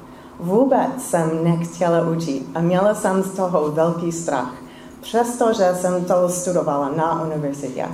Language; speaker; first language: Czech; non-native, fluent; English